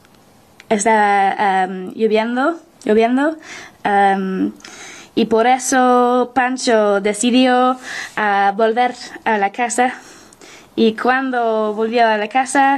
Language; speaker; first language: Spanish; non-native, learner; English